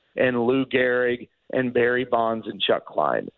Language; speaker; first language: English; native; English